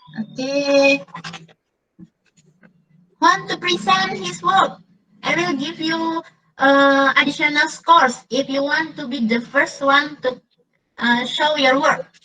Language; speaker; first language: English; non-native, learner; Indonesian